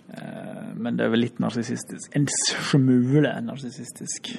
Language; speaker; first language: Norwegian; native; Norwegian